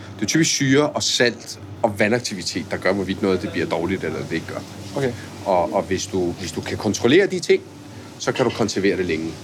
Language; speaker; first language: Danish; early bilingual, other home language; Italian